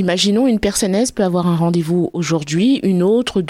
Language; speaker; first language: French; native; French